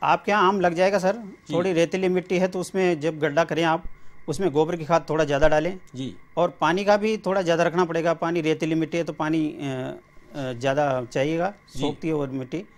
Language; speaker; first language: Hindi; native; Hindi